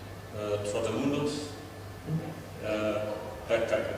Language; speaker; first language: Spanish; non-native, fluent; English